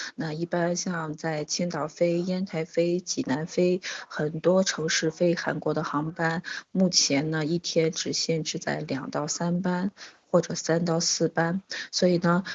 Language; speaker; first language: Chinese; native; Chinese